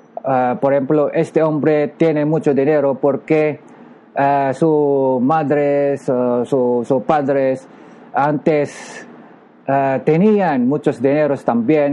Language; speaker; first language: Spanish; non-native, learner; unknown